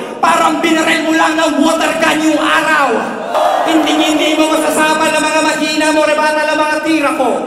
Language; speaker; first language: Filipino; native; Filipino